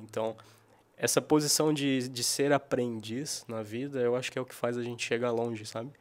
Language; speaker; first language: Portuguese; native; Portuguese